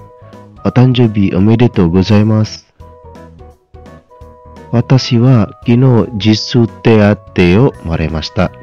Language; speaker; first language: Japanese; non-native, fluent; Indonesian